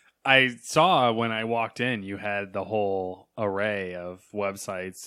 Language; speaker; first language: English; native; English